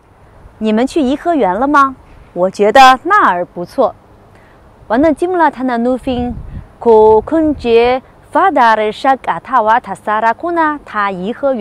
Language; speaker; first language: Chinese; non-native, fluent; Hausa